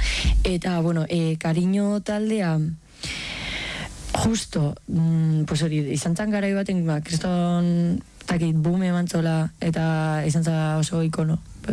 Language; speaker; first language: Basque; native; Basque